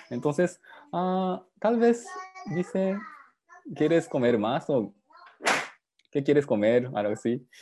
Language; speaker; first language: Spanish; non-native, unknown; Japanese